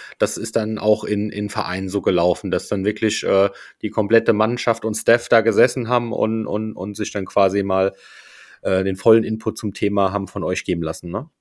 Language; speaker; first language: German; native; German